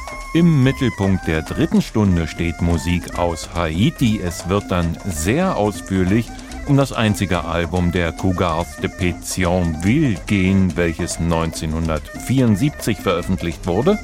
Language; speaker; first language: German; native; German